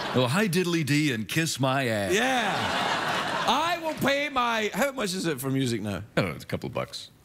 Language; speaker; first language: English; native; English